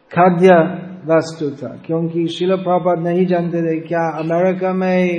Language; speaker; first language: Hindi; non-native, fluent; English